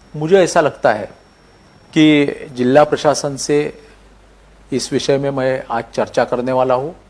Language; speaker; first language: Hindi; non-native, local second language; Marathi